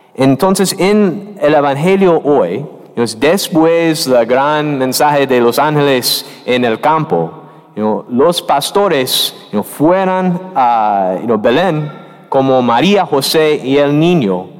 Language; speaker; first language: Spanish; non-native, learner; English